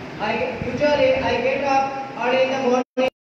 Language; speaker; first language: English; non-native, learner; Bangla